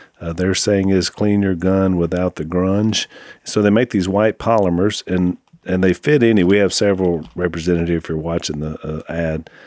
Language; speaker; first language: English; native; English